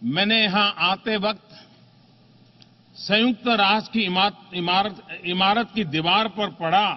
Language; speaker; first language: Hindi; non-native, local second language; Gujarati